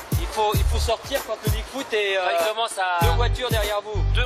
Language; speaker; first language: French; native; French